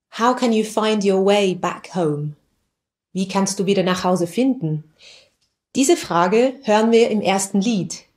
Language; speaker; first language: German; native; German